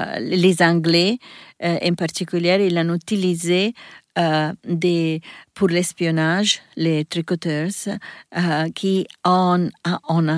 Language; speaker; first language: French; non-native, learner; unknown